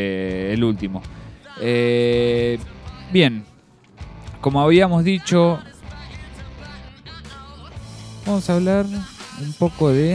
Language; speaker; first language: Spanish; native; Spanish